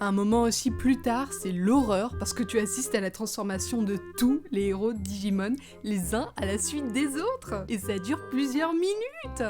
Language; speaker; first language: French; native; French